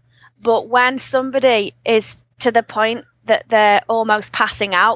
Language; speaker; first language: English; native; English